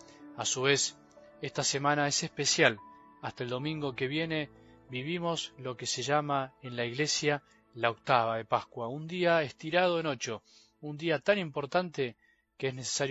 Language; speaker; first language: Spanish; native; Spanish